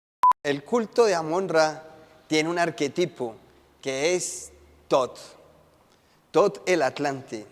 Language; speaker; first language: Spanish; native; Spanish